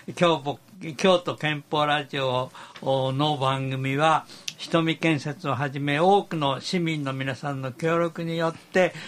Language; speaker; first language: Japanese; native; Japanese